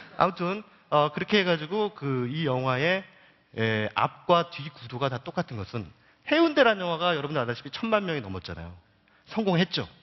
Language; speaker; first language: Korean; native; Korean